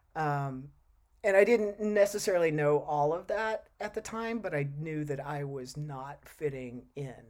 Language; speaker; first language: English; native; English